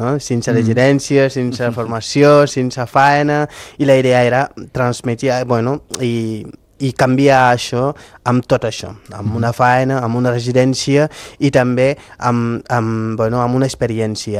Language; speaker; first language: Catalan; non-native, fluent; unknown